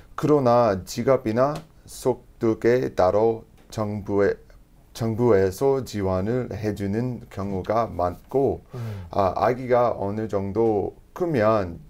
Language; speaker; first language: Korean; non-native, learner; English